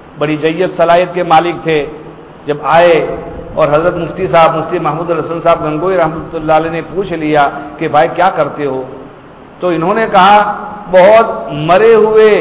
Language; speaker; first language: Urdu; non-native, local second language; Gujarati